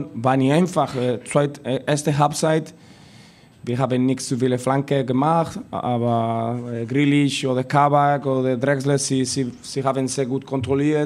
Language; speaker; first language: German; non-native, learner; Spanish